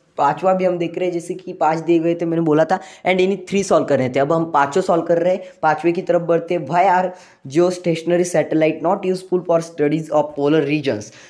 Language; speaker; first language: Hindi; non-native, local second language; Marathi